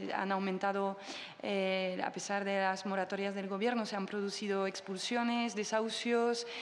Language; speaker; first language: Spanish; non-native, fluent; French